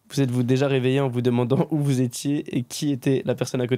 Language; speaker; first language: French; native; French